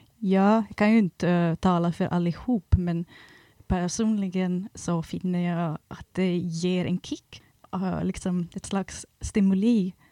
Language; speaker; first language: Swedish; native; Swedish